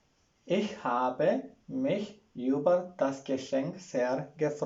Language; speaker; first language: German; non-native, fluent; Malayalam